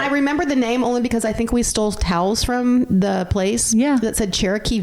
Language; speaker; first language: English; native; English